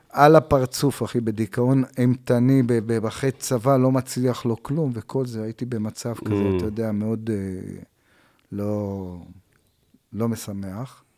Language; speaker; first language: Hebrew; native; Hebrew